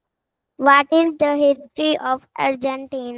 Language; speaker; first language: English; non-native, learner; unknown